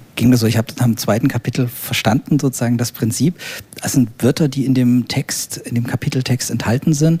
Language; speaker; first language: German; native; German